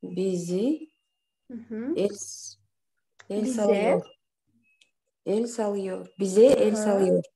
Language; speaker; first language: Turkish; non-native, learner; Kyrgyz